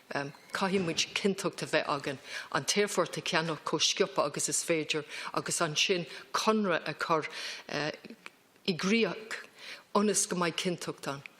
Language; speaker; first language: Irish; non-native, local second language; English